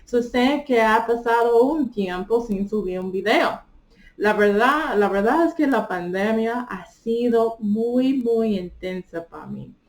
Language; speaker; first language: Spanish; early bilingual, heritage; Spanish